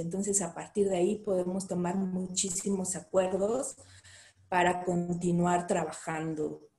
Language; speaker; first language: Spanish; native; Spanish